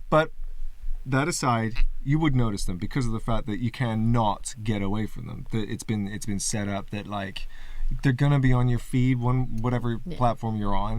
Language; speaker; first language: English; native; English